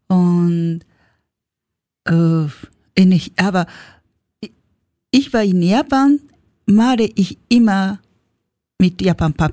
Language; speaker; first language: German; non-native, learner; Japanese